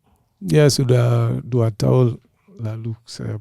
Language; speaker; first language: Indonesian; non-native, fluent; English